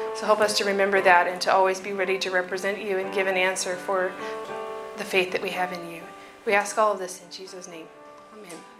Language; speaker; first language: English; native; English